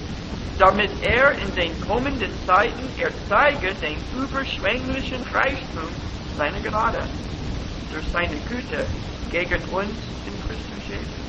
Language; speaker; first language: German; non-native, fluent; English